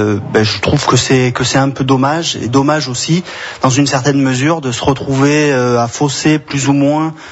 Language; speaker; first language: French; native; French